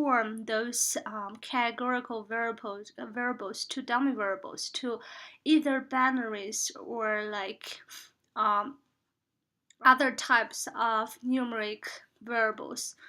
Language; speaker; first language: English; non-native, fluent; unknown